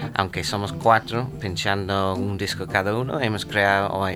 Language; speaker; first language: Spanish; non-native, fluent; English